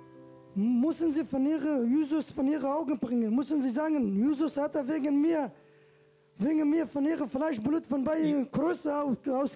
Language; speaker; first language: German; non-native, learner; Turkish